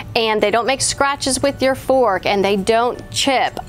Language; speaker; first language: English; native; English